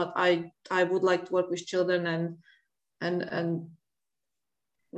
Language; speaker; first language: English; non-native, fluent; Latvian